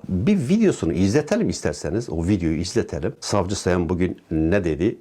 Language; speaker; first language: Turkish; non-native, local second language; Kurdish